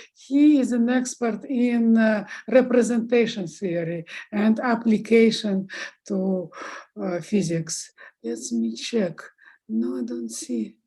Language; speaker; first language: English; non-native, fluent; Russian